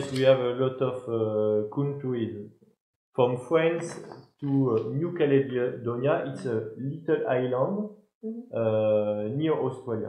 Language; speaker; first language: English; non-native, learner; French